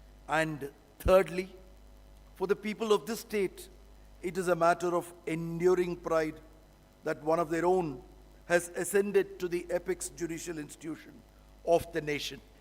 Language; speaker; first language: English; non-native, local second language; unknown